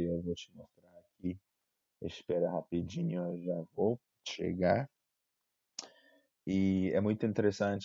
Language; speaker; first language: Portuguese; non-native, fluent; English